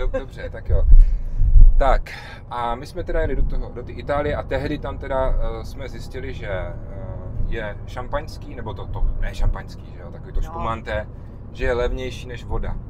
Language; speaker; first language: Czech; native; Czech